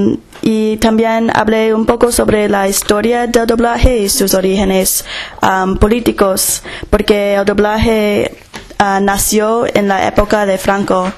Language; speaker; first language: Spanish; non-native, fluent; English